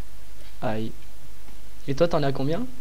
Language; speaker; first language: French; native; French